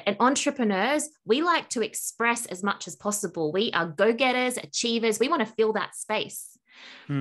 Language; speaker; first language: English; native; English